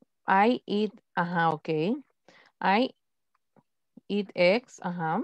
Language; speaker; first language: English; non-native, fluent; Spanish